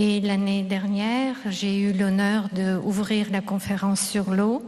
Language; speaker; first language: French; non-native, fluent; Russian